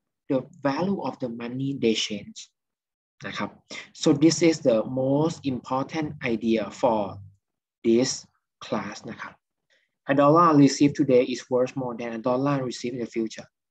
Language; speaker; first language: English; non-native, fluent; Thai